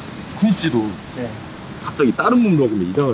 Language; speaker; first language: Korean; native; Korean